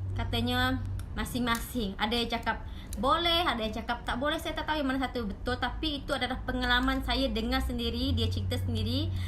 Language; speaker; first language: Malay; native; Malay